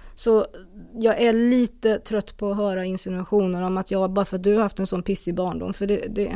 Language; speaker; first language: Swedish; native; Swedish